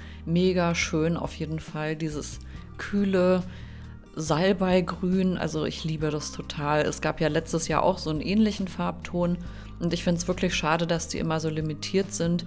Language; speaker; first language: German; native; German